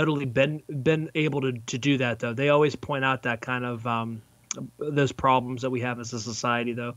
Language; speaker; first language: English; native; English